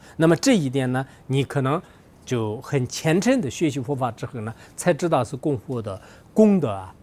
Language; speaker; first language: Chinese; non-native, local second language; Tibetan